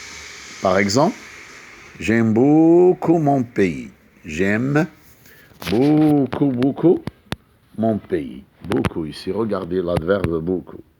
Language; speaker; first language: French; non-native, local second language; Arabic